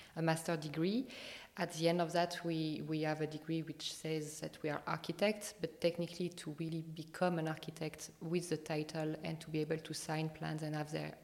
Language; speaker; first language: English; non-native, fluent; French